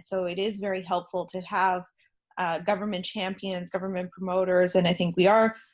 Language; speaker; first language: English; native; English